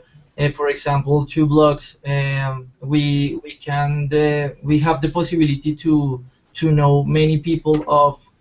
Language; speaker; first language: English; non-native, learner; Spanish